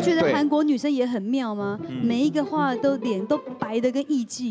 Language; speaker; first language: Chinese; native; Chinese